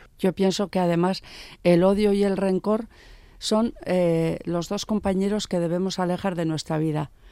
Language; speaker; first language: Spanish; native; Spanish